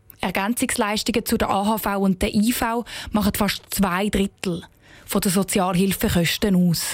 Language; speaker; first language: German; native; German